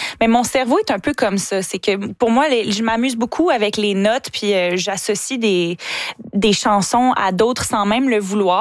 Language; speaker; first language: French; native; French